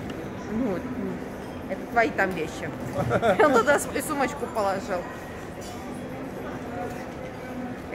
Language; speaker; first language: Russian; native; Russian